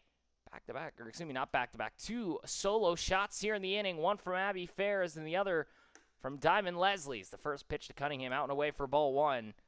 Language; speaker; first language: English; native; English